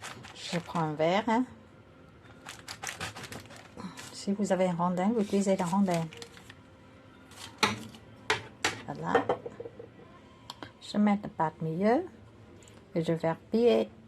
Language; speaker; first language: French; non-native, learner; Vietnamese